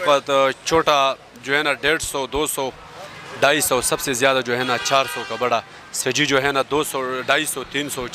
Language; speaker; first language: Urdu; non-native, local second language; Pashto